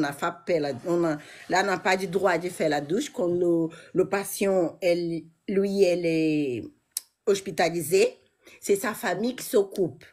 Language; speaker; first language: French; non-native, learner; Portuguese